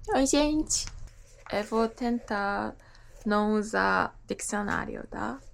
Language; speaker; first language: Portuguese; non-native, learner; Japanese